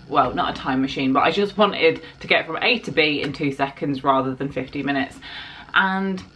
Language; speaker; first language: English; native; English